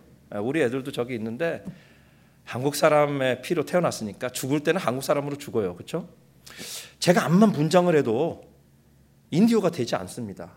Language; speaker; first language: Korean; early bilingual, heritage; Korean